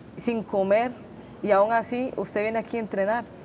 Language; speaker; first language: Spanish; native; Spanish